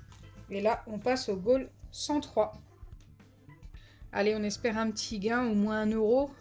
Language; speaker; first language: French; native; French